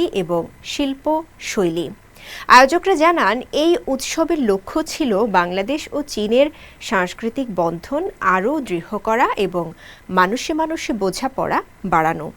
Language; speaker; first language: Bangla; native; Bangla